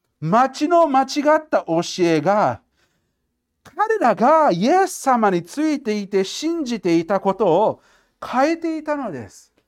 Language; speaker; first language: Japanese; non-native, fluent; English